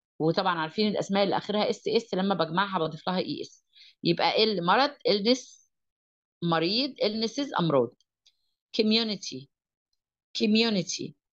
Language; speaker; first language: Arabic; native; Arabic